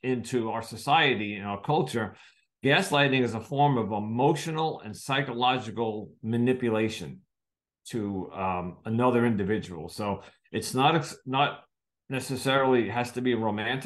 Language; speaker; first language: English; native; English